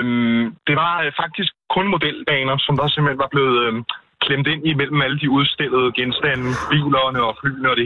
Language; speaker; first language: Danish; native; Danish